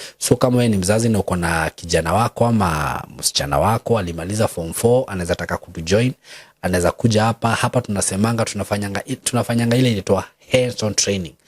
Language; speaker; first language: Swahili; non-native, local second language; Kikuyu